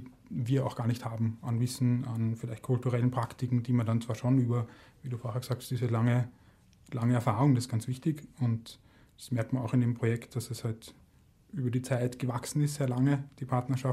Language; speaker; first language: German; native; German